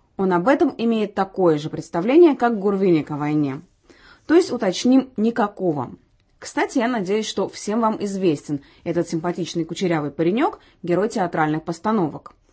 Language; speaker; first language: Russian; native; Russian